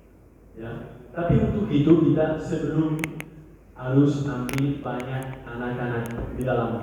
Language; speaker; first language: Indonesian; non-native, learner; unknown